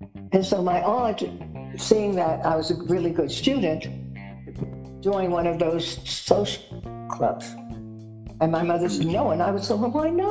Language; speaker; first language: English; native; English